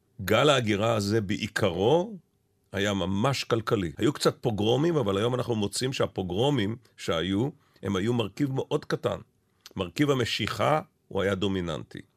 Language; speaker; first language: Hebrew; native; Hebrew